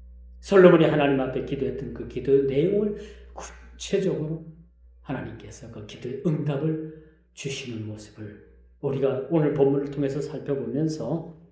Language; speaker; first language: Korean; native; Korean